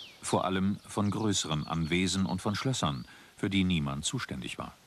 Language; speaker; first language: German; native; German